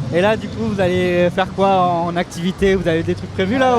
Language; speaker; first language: French; native; French